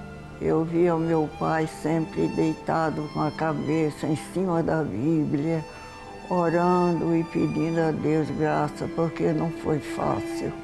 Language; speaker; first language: Portuguese; early bilingual, heritage; Portuguese